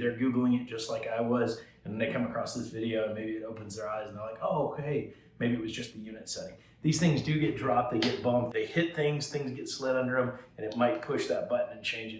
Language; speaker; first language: English; native; English